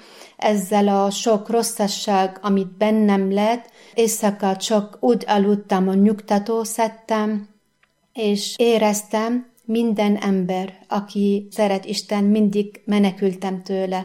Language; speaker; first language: Hungarian; non-native, learner; Arabic